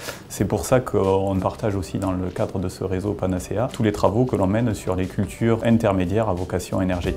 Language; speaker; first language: French; native; French